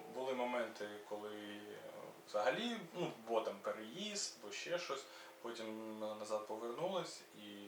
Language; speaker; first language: Ukrainian; native; Ukrainian